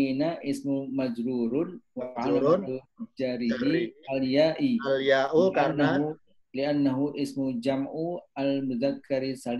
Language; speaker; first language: Arabic; non-native, learner; Indonesian